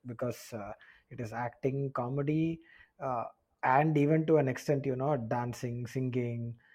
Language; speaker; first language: English; non-native, local second language; Tamil